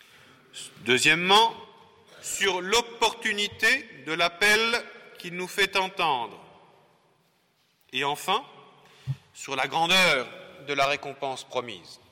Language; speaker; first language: French; native; French